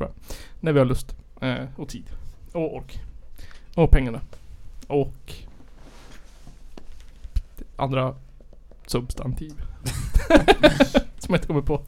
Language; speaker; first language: Swedish; native; Swedish